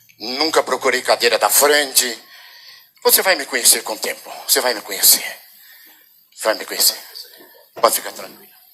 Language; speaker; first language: Portuguese; native; Portuguese